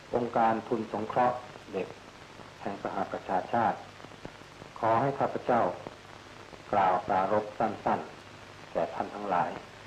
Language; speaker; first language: Thai; native; Thai